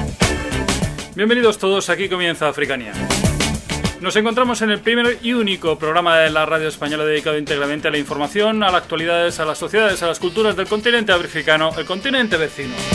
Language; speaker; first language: Spanish; native; Spanish